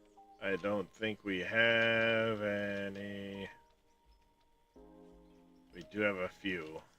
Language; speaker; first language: English; native; English